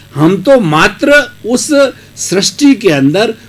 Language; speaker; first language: Hindi; native; Hindi